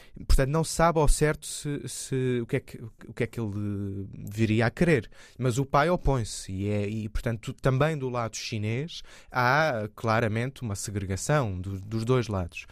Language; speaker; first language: Portuguese; native; Portuguese